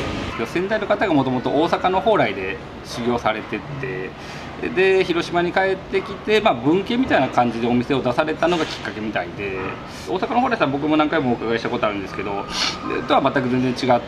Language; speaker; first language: Japanese; native; Japanese